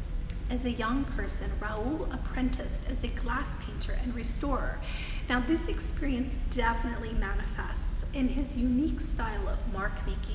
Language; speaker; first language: English; native; English